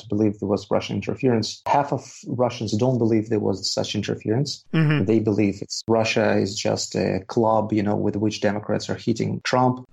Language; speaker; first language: English; non-native, fluent; Russian